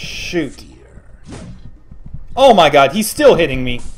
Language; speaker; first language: English; native; English